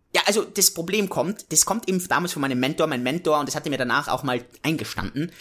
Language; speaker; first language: German; native; German